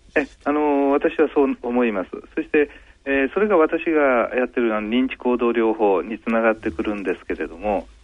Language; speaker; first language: Japanese; native; Japanese